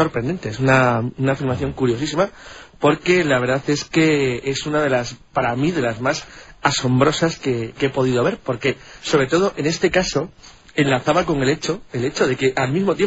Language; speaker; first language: Spanish; native; Spanish